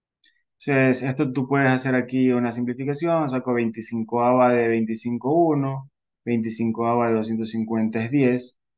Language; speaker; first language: Spanish; native; Spanish